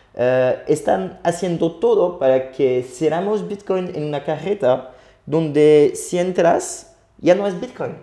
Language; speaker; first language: Spanish; non-native, fluent; French